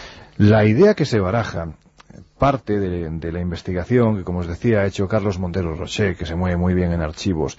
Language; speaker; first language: Spanish; native; Spanish